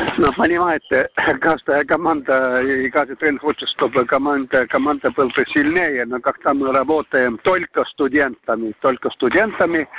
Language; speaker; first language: Russian; non-native, learner; Estonian